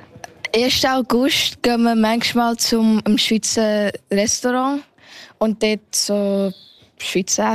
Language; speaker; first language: German; early bilingual, heritage; Thai